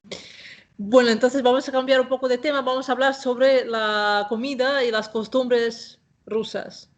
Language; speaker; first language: Spanish; non-native, fluent; Russian